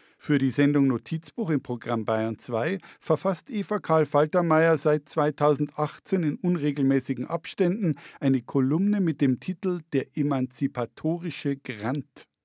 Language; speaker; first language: German; native; German